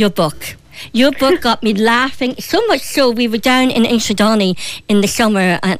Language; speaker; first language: English; native; English